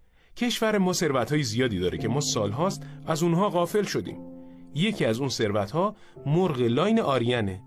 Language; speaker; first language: Persian; native; Persian